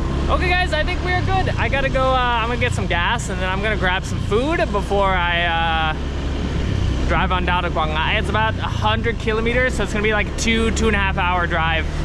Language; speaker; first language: English; native; English